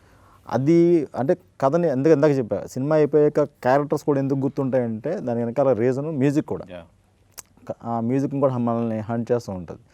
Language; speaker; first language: Telugu; native; Telugu